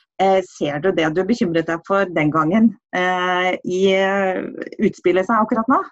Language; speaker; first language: Norwegian; native; Norwegian